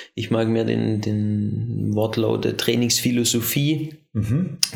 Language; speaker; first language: German; native; German